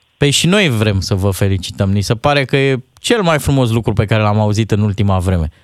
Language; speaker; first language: Romanian; native; Romanian